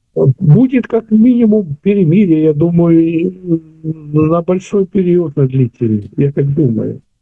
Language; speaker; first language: Russian; native; Russian